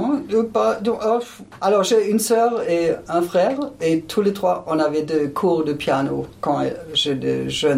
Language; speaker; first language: French; non-native, fluent; German